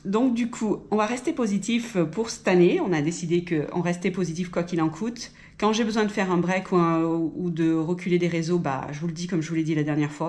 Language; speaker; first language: French; native; French